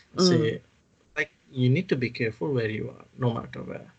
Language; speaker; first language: English; non-native, local second language; Odia